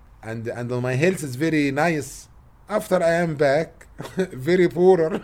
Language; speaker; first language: English; non-native, learner; Arabic